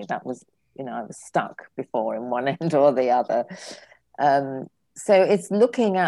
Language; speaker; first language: English; native; English